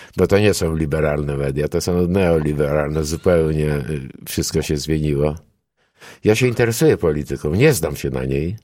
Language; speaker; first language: Polish; early bilingual, other home language; Greek